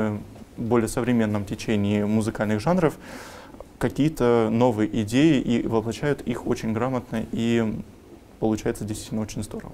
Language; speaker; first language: Russian; native; Russian